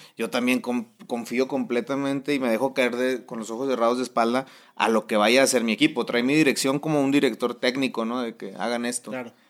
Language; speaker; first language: Spanish; native; Spanish